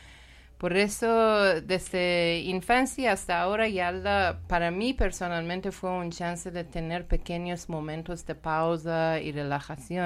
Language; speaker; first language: Spanish; non-native, learner; Persian